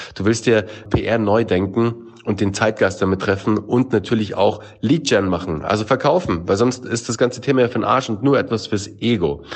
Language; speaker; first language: German; native; German